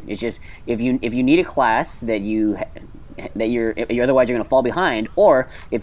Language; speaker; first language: English; native; English